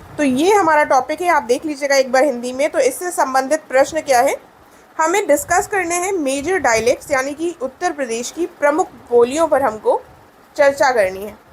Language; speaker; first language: Hindi; native; Hindi